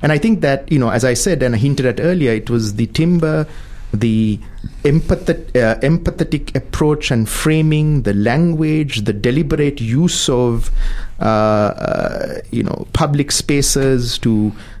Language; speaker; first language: English; non-native, local second language; Sinhala